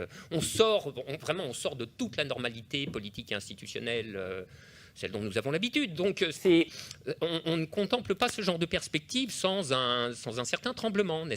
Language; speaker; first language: French; native; French